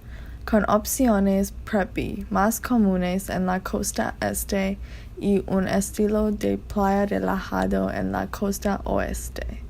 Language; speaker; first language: Spanish; non-native, learner; English